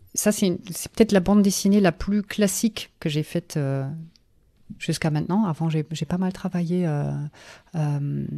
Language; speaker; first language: French; non-native, fluent; German